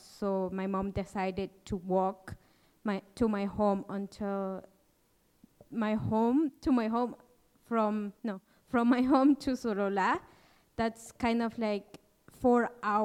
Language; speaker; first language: English; non-native, fluent; Kaqchikel